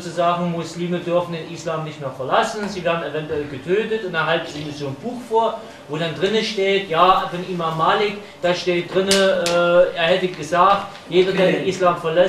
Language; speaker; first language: German; native; German